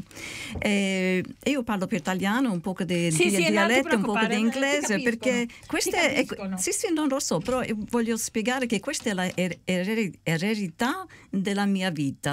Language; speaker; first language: Italian; early bilingual, heritage; Italian